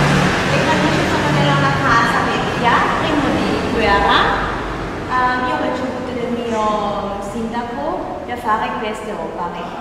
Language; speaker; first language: Italian; non-native, learner; German